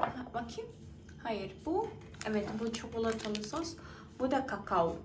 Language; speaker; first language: Turkish; non-native, fluent; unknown